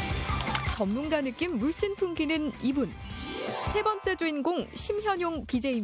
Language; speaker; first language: Korean; native; Korean